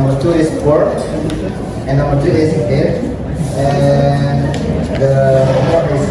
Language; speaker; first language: English; non-native, learner; Indonesian